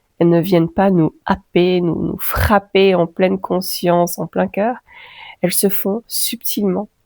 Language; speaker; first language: French; native; French